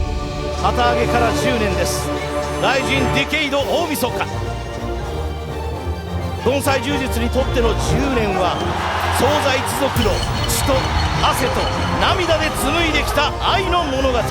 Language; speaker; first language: Japanese; native; Japanese